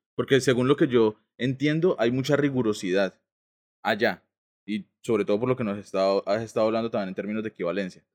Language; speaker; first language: Spanish; native; Spanish